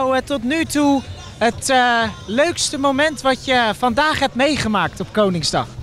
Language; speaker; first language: Dutch; native; Dutch